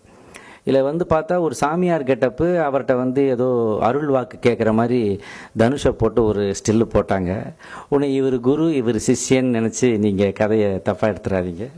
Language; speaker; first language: Tamil; native; Tamil